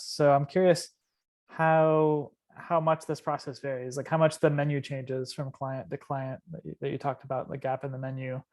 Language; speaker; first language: English; native; English